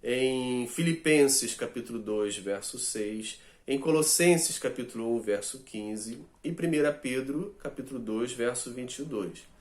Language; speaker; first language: Portuguese; native; Portuguese